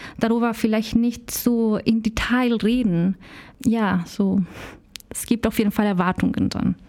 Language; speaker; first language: German; non-native, fluent; Spanish